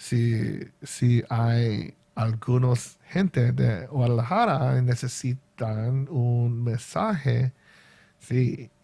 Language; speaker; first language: Spanish; non-native, learner; English